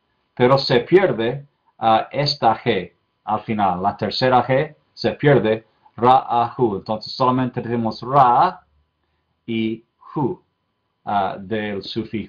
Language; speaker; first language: Spanish; non-native, fluent; English